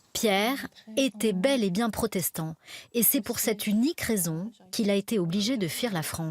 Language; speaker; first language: French; native; French